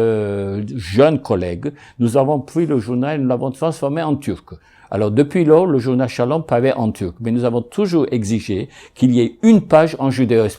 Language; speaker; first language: French; non-native, fluent; Ladino